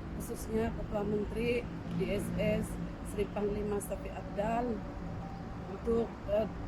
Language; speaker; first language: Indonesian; non-native, local second language; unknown